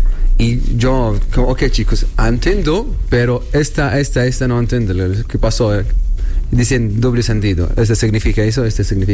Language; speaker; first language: Spanish; non-native, learner; Arabic